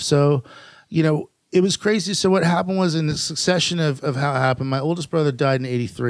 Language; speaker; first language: English; native; English